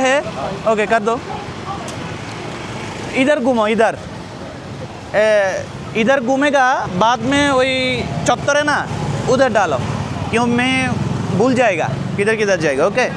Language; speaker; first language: Hindi; non-native, learner; Bangla